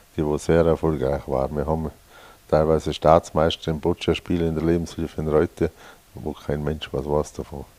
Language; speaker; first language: German; native; German